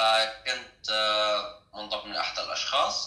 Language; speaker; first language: Arabic; native; Arabic